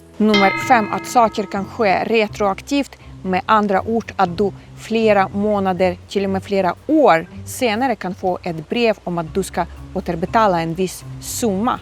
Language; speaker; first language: Swedish; non-native, fluent; Ukrainian